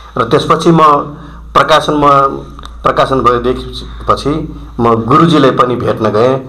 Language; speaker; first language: Nepali; non-native, local second language; Rana Tharu